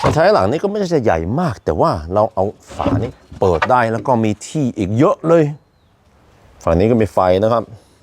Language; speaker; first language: Thai; non-native, fluent; Norwegian